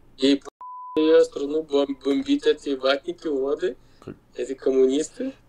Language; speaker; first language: Russian; non-native, local second language; Lithuanian